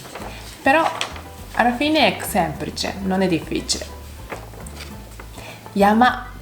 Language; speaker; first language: Italian; non-native, learner; Japanese